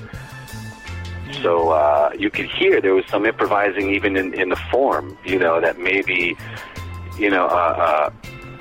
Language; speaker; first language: English; native; English